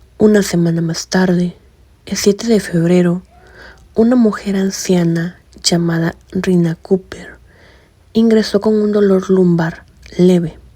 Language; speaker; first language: Spanish; native; Spanish